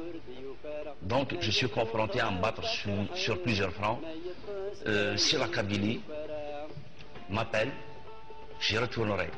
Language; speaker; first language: French; non-native, local second language; Kabyle